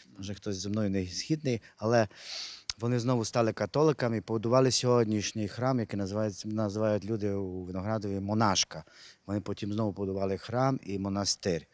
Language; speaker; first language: Ukrainian; non-native, local second language; Hungarian